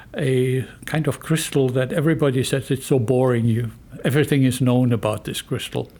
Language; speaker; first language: English; non-native, fluent; German